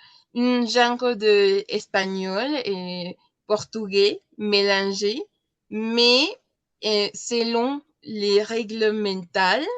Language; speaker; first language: French; non-native, learner; Spanish